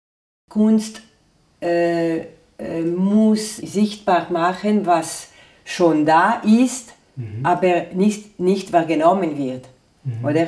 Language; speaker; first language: German; non-native, fluent; Italian